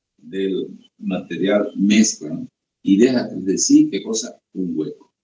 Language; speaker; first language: Spanish; native; Spanish